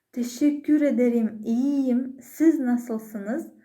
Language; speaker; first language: Turkish; non-native, fluent; Kazakh